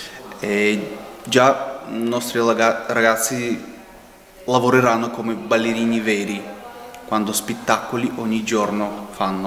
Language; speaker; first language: Italian; non-native, fluent; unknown